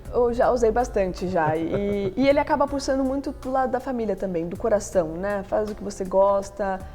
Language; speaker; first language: Portuguese; native; Portuguese